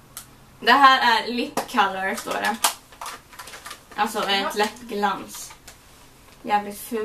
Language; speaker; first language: Swedish; native; Swedish